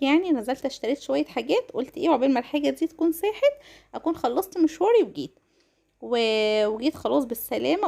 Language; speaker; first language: Arabic; native; Arabic